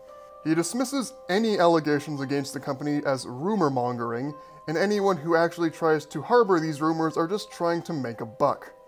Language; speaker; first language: English; native; English